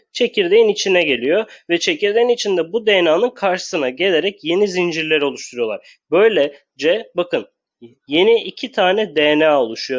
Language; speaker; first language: Turkish; native; Turkish